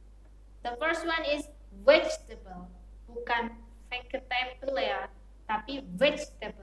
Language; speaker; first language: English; non-native, fluent; Indonesian